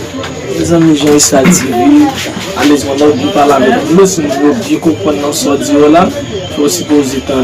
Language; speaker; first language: French; non-native, learner; Haitian Creole